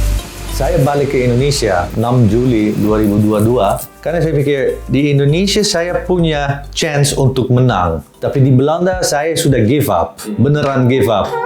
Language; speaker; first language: Indonesian; early bilingual, heritage; Dutch